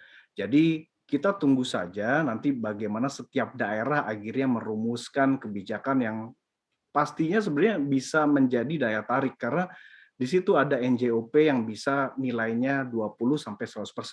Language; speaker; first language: Indonesian; native; Indonesian